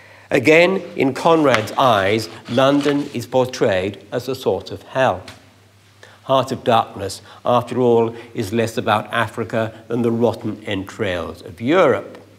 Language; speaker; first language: English; native; English